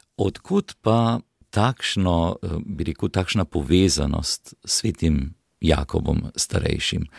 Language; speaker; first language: Slovenian; native; Slovenian